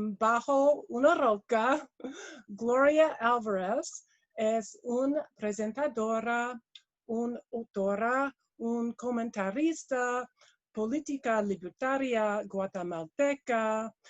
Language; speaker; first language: Spanish; non-native, learner; English